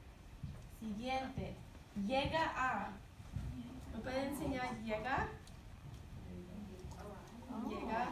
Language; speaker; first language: Spanish; non-native, fluent; English